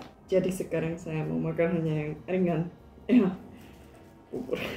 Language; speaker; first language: Indonesian; non-native, fluent; Czech